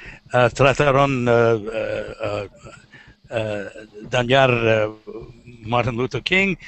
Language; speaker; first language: Spanish; non-native, learner; English